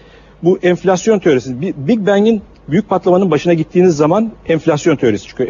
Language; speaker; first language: Turkish; native; Turkish